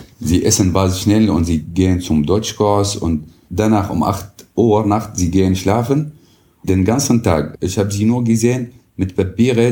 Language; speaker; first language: German; non-native, fluent; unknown